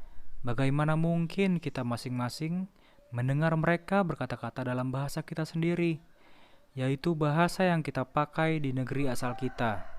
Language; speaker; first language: Indonesian; native; Indonesian